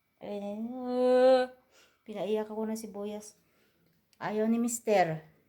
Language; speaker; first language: Filipino; non-native, local second language; Cebuano